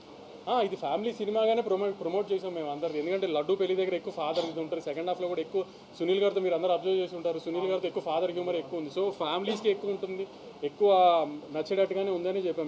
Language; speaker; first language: Telugu; native; Telugu